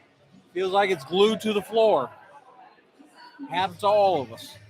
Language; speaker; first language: English; native; English